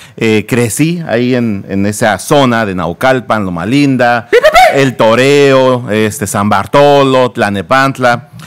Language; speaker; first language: Spanish; native; Spanish